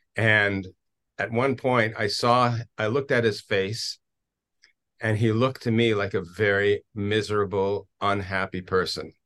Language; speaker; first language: English; native; English